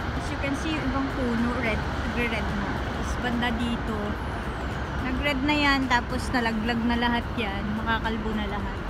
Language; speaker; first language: Filipino; native; Filipino